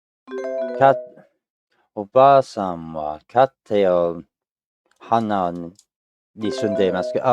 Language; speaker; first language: Japanese; non-native, learner; English